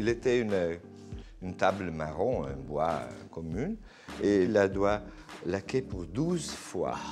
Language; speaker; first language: French; non-native, learner; Italian